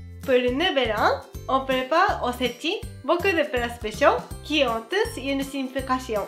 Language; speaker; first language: French; non-native, fluent; Japanese